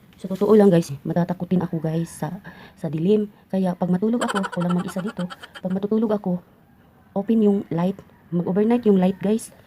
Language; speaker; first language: Filipino; non-native, local second language; Cebuano